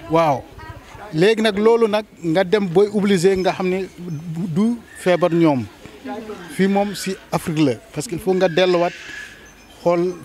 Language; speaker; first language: Wolof; native; Wolof